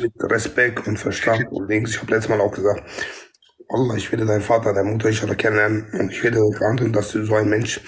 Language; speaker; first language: German; non-native, fluent; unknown